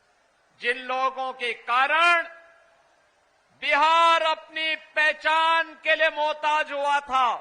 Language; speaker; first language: Hindi; native; Hindi